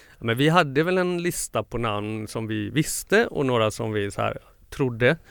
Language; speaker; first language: Swedish; native; Swedish